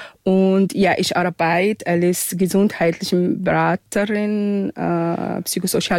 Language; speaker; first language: German; non-native, fluent; Arabic